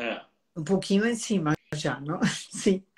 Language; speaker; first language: Portuguese; non-native, fluent; German